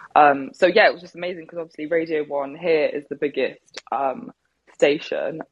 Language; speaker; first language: English; native; English